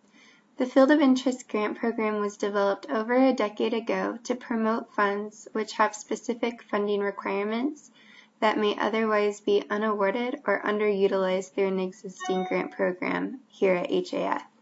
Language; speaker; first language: English; native; English